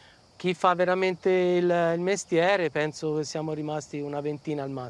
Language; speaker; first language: Italian; native; Italian